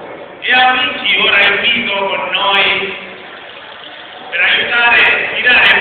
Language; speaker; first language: Italian; non-native, learner; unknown